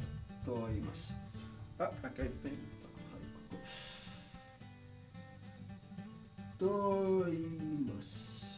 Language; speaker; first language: Japanese; non-native, learner; English